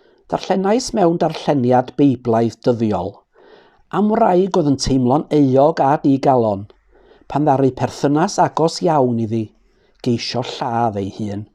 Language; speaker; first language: Welsh; native; Welsh